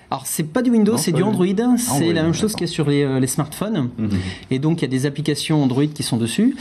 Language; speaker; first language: French; native; French